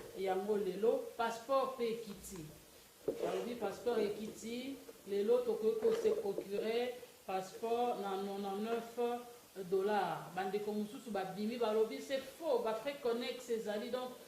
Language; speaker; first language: Lingala; native; Lingala